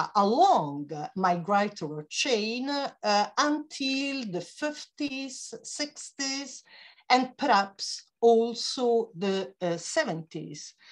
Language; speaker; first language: English; non-native, fluent; Italian